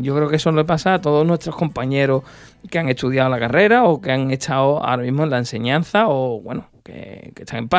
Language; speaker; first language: Spanish; native; Spanish